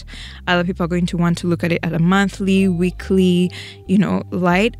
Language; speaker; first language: English; non-native, local second language; Ganda